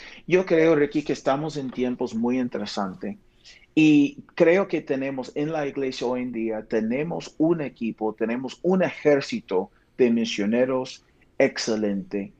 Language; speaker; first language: Spanish; non-native, fluent; English